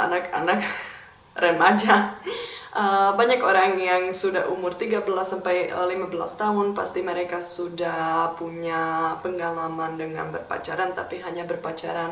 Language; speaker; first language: Indonesian; non-native, fluent; Czech